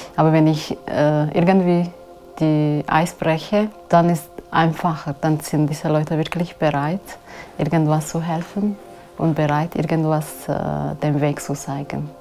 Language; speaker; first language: German; non-native, fluent; Tigrinya